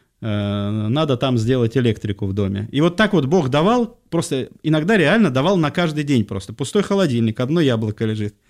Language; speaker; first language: Russian; native; Russian